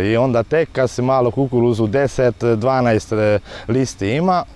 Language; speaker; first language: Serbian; non-native, local second language; Hungarian